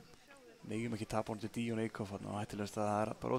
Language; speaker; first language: Icelandic; native; Icelandic